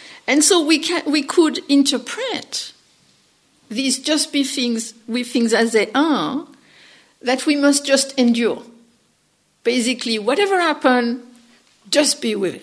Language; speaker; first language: English; non-native, fluent; French